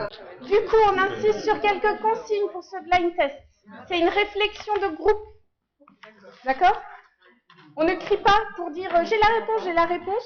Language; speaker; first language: French; native; French